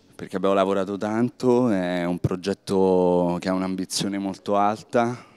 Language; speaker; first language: Italian; native; Italian